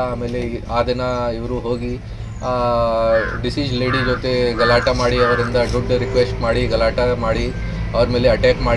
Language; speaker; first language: Kannada; non-native, fluent; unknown